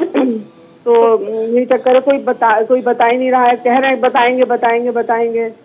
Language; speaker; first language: Hindi; non-native, local second language; Bangla